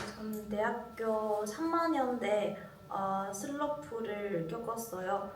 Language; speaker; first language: Korean; non-native, learner; Chinese